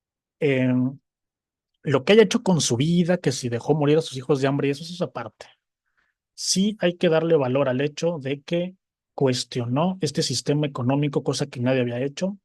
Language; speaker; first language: Spanish; native; Spanish